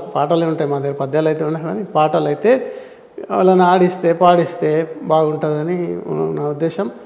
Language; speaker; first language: Telugu; non-native, local second language; Gondi